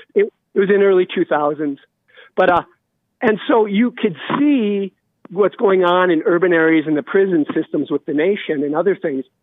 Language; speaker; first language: English; native; English